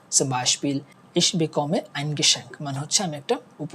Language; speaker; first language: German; non-native, fluent; Bangla